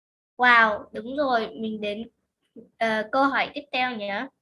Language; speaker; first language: Vietnamese; native; Vietnamese